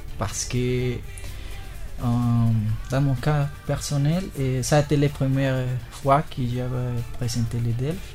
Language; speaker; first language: French; non-native, learner; Spanish